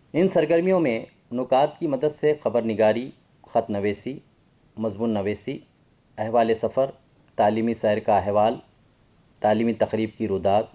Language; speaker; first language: Urdu; native; Urdu